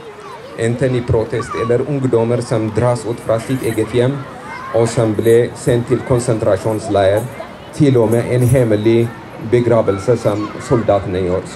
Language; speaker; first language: Norwegian; non-native, fluent; Amharic